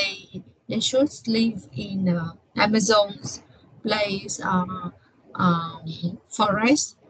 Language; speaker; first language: English; non-native, learner; Vietnamese